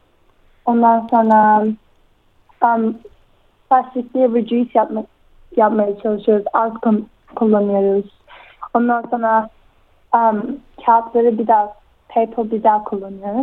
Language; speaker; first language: Turkish; early bilingual, heritage; Turkish